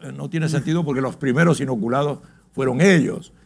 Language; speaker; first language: Spanish; early bilingual, heritage; Spanish